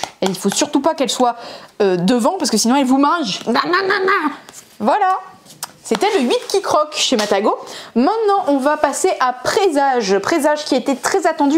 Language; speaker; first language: French; native; French